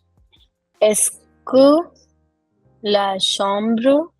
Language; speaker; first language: French; non-native, fluent; Hindi